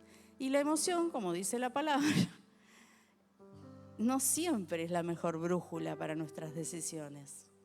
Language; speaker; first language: Spanish; native; Spanish